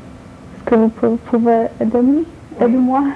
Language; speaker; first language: French; non-native, learner; Polish